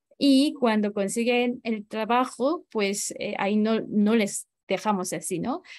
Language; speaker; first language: Spanish; non-native, fluent; Japanese